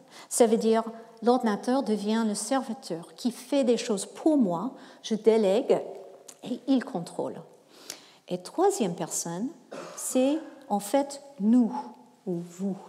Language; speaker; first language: French; non-native, fluent; English